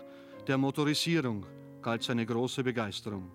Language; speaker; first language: German; native; German